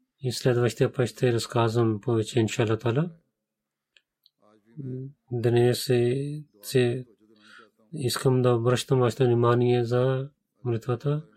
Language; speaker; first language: Bulgarian; non-native, learner; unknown